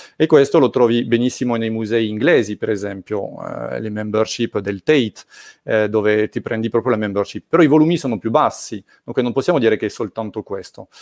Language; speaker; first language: Italian; non-native, fluent; French